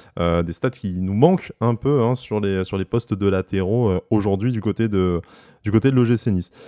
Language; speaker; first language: French; native; French